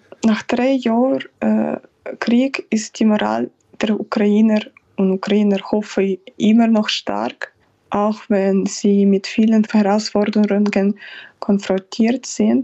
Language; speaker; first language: German; non-native, fluent; Ukrainian